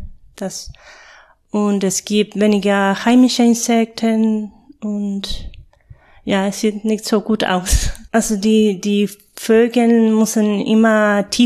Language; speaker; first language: German; non-native, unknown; Spanish